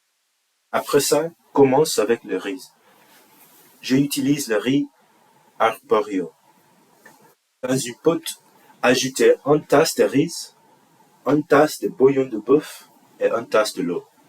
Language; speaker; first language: French; non-native, learner; English